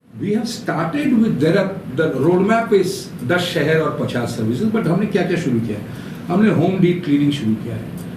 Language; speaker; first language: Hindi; non-native, local second language; Bangla